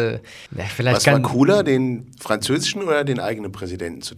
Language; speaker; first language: German; native; German